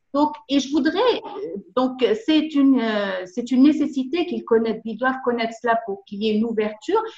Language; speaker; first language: French; non-native, local second language; Arabic